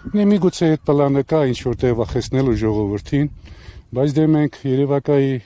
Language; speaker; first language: Armenian; native; Armenian